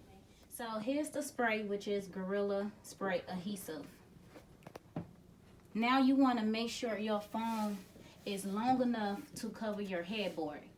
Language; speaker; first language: English; native; English